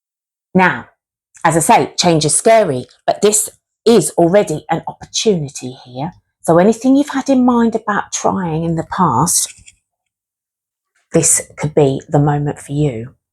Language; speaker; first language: English; native; English